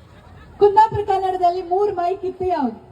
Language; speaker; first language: Kannada; native; Kannada